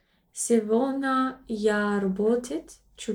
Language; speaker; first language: Russian; non-native, learner; English